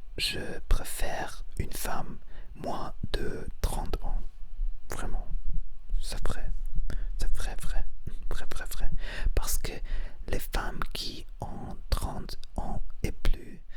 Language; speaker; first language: French; non-native, learner; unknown